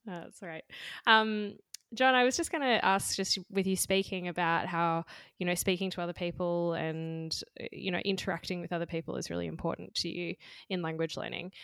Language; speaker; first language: English; native; English